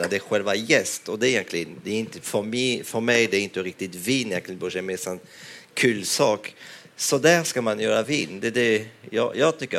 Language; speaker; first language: Swedish; non-native, fluent; French